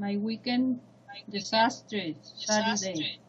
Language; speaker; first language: English; non-native, learner; Spanish